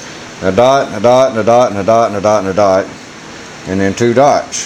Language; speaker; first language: English; native; English